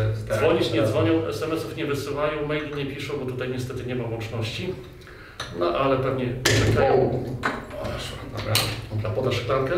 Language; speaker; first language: Polish; native; Polish